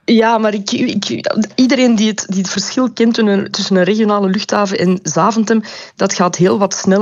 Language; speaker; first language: Dutch; native; Dutch